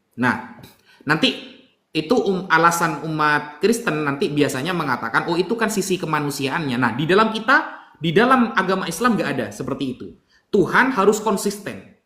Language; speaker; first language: Indonesian; native; Indonesian